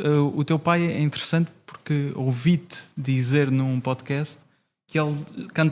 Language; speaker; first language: Portuguese; native; Portuguese